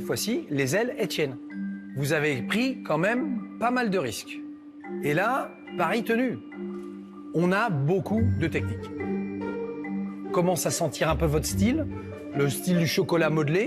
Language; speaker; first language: French; native; French